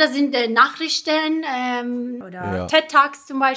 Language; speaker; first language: German; non-native, fluent; Persian